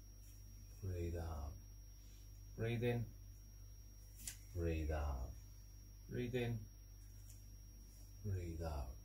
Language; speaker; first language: English; non-native, local second language; Tamil